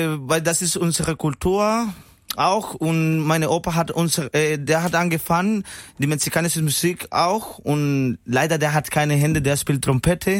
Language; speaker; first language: German; non-native, learner; Spanish